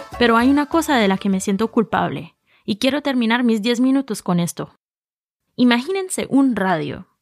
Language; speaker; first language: Spanish; early bilingual, heritage; Spanish